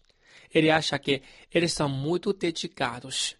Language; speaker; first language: Portuguese; non-native, fluent; Chinese